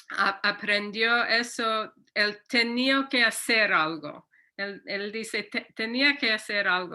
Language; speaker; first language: Spanish; non-native, fluent; English